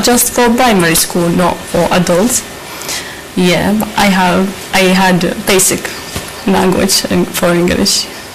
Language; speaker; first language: English; non-native, learner; Arabic